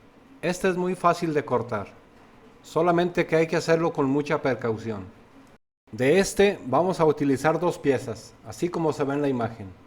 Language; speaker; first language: Spanish; native; Spanish